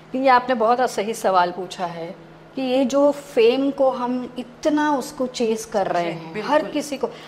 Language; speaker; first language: Hindi; non-native, local second language; Gujarati